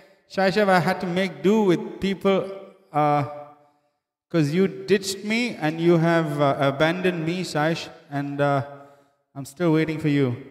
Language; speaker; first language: English; native; English